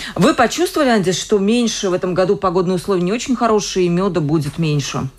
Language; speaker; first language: Russian; native; Russian